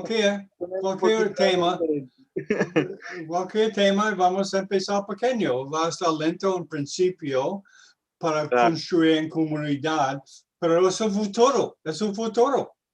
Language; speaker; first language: Spanish; non-native, learner; English